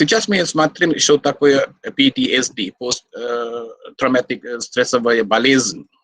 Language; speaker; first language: Russian; non-native, learner; Sinhala